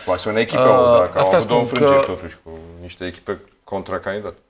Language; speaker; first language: Romanian; native; Romanian